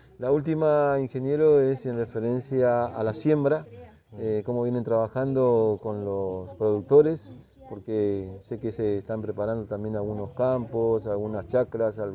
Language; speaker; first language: Spanish; native; Spanish